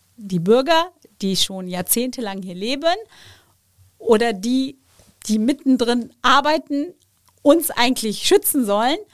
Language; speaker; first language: German; early bilingual, other home language; Turkish